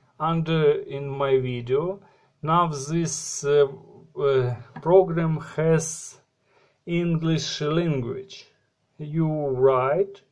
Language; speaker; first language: English; non-native, learner; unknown